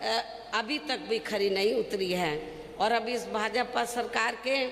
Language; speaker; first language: Hindi; native; Hindi